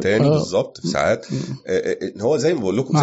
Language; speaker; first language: Arabic; native; Arabic